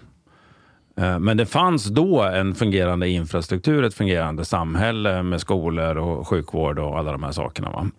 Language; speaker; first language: Swedish; native; Swedish